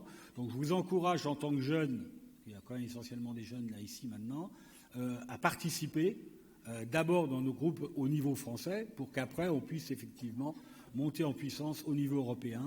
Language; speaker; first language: French; native; French